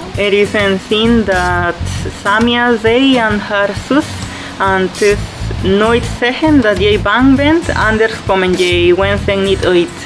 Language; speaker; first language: Dutch; non-native, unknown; Spanish